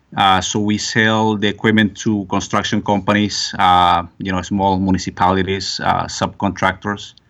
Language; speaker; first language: English; non-native, fluent; Spanish